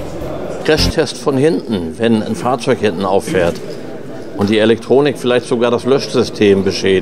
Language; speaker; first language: German; native; German